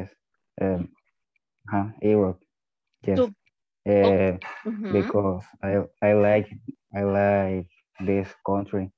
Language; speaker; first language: English; non-native, learner; Spanish